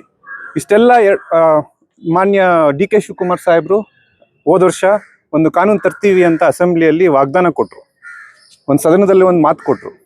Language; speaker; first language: Kannada; native; Kannada